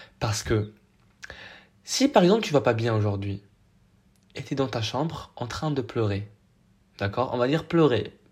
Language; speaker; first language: French; non-native, local second language; Arabic